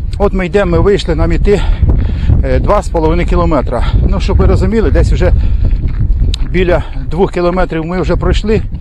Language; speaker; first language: Ukrainian; non-native, local second language; Russian